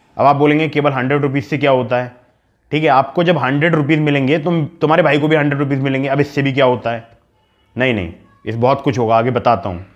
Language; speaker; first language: Hindi; native; Hindi